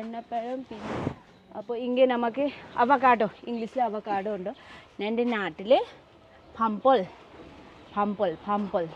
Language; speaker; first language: Malayalam; non-native, learner; Nepali